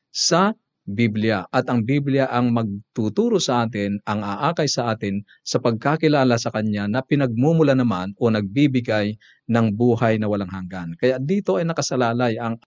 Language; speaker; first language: Filipino; native; Filipino